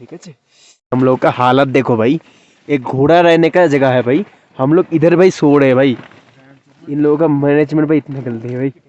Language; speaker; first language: Hindi; non-native, local second language; Bangla